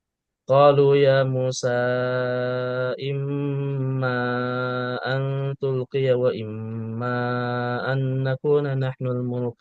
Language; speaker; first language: Arabic; non-native, fluent; Indonesian